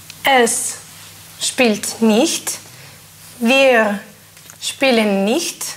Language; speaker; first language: German; non-native, learner; Russian